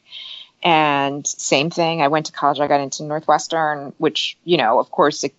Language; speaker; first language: English; native; English